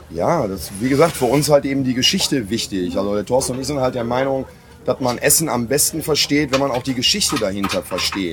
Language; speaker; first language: German; native; German